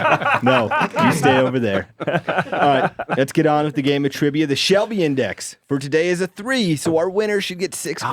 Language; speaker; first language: English; native; English